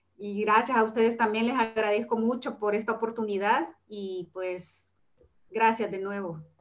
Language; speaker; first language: Spanish; native; Spanish